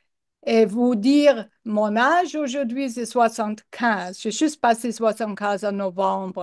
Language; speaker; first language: French; non-native, learner; English